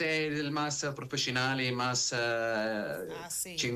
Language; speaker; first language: Spanish; non-native, learner; Arabic